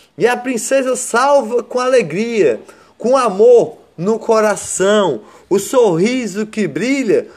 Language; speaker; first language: Portuguese; native; Portuguese